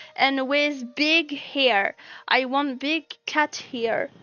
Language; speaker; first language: English; non-native, learner; French